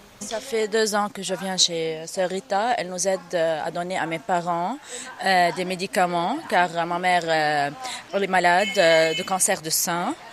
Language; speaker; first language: French; non-native, local second language; Arabic